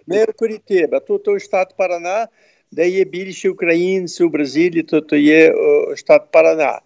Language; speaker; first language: Ukrainian; early bilingual, heritage; Ukrainian